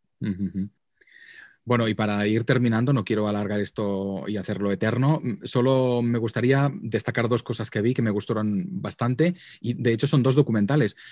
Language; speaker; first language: Spanish; non-native, local second language; Catalan